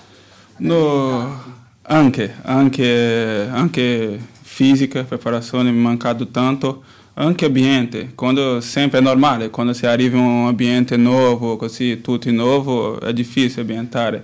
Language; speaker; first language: Italian; non-native, learner; Portuguese